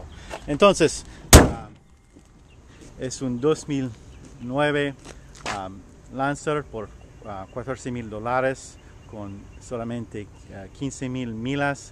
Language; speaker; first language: Spanish; non-native, learner; French